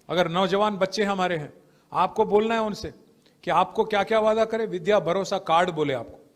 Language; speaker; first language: Hindi; non-native, local second language; Telugu